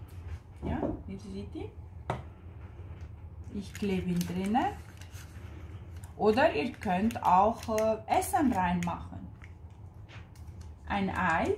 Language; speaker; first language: German; non-native, fluent; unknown